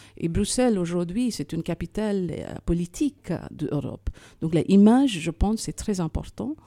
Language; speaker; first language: French; non-native, fluent; Hindi